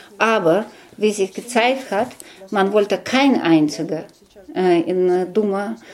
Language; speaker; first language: German; non-native, fluent; Russian